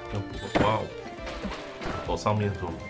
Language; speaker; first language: Chinese; native; Chinese